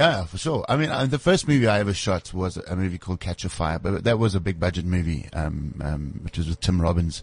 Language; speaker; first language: English; native; English